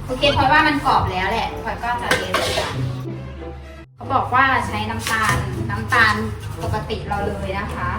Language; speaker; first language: Thai; native; Thai